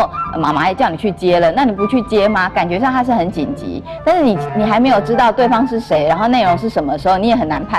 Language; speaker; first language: Chinese; native; Chinese